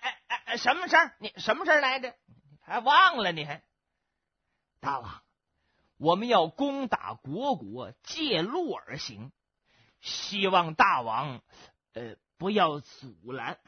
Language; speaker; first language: Chinese; native; Chinese